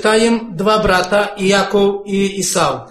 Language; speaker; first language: Polish; non-native, learner; Russian